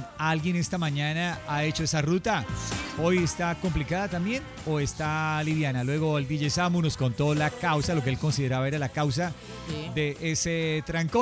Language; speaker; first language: Spanish; native; Spanish